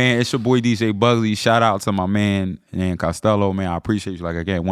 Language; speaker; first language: English; native; English